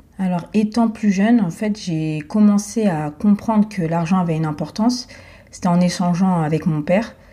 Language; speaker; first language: French; native; French